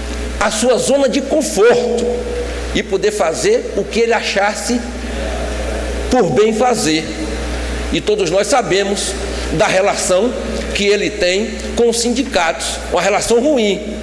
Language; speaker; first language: Portuguese; native; Portuguese